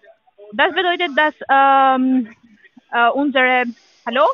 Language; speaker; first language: German; non-native, learner; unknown